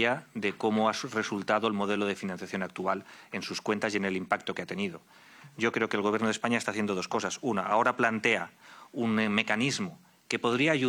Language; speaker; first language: Spanish; native; Spanish